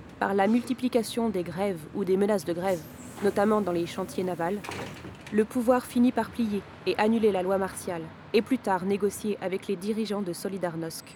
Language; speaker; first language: French; native; French